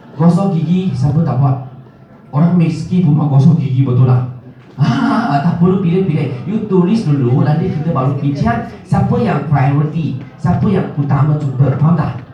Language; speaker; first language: Malay; non-native, local second language; Min Nan Chinese